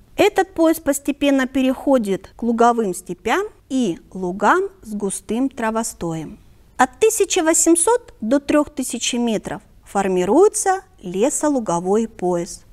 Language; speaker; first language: Russian; non-native, local second language; Kyrgyz